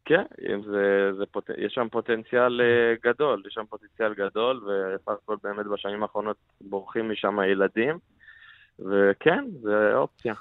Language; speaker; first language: Hebrew; native; Hebrew